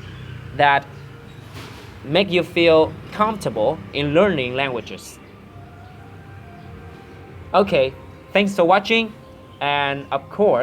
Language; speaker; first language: English; non-native, learner; Vietnamese